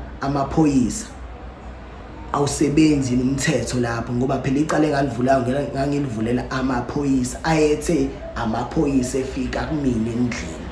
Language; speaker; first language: Zulu; native; Zulu